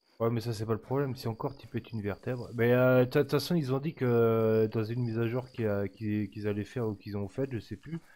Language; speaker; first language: French; native; French